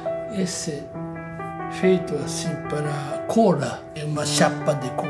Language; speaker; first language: Portuguese; non-native, learner; Japanese